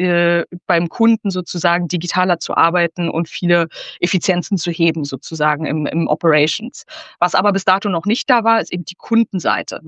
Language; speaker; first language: German; native; German